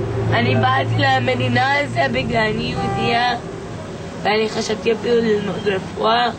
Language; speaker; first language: Hebrew; non-native, fluent; English